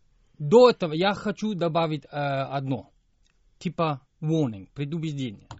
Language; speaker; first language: Russian; non-native, fluent; English